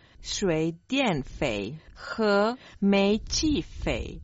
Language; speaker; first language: Chinese; non-native, learner; Croatian